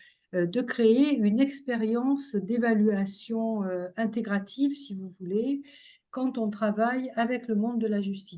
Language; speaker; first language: French; native; French